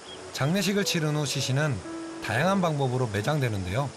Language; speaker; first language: Korean; native; Korean